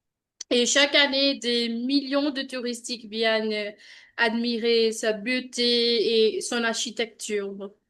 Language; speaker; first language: French; non-native, learner; Hindi